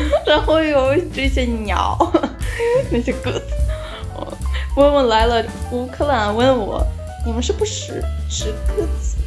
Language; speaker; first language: Chinese; non-native, fluent; Ukrainian